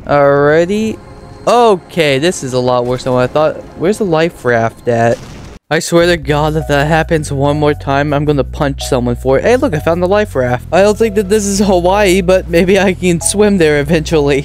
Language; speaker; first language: English; native; English